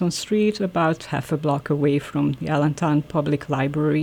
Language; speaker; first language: English; non-native, fluent; Hungarian